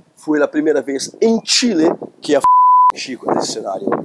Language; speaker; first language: Spanish; non-native, learner; Portuguese